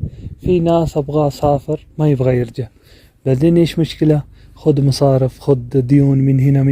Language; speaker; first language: Arabic; non-native, learner; Urdu